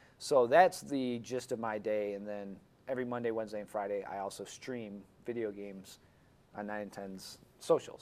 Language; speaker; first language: English; native; English